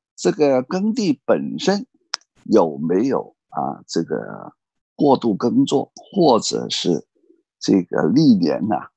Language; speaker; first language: Chinese; native; Chinese